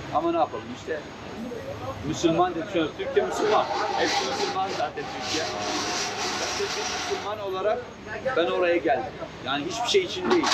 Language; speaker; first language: Turkish; early bilingual, other home language; Kurdish